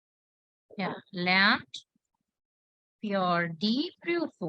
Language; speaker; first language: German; non-native, fluent; Hindi